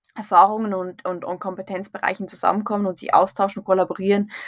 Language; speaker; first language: German; native; German